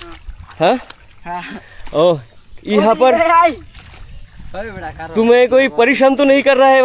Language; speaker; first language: Hindi; non-native, learner; Bangla